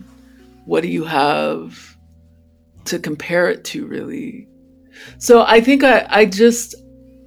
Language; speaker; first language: English; native; English